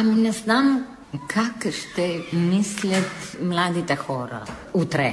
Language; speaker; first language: Bulgarian; non-native, fluent; Italian